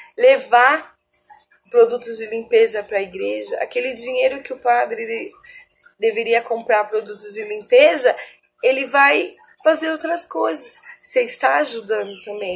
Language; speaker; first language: Portuguese; native; Portuguese